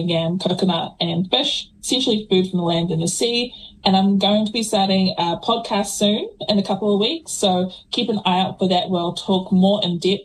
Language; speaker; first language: English; native; English